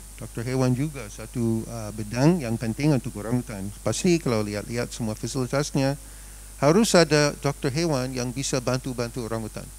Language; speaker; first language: Indonesian; non-native, fluent; English